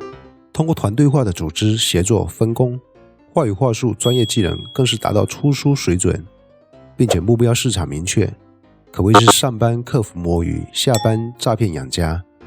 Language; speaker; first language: Chinese; native; Chinese